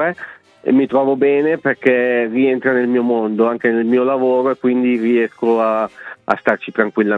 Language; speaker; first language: Italian; native; Italian